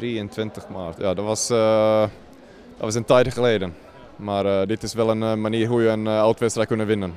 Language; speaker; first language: Dutch; non-native, fluent; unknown